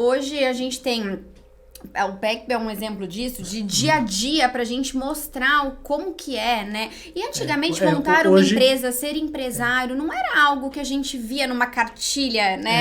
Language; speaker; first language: Portuguese; native; Portuguese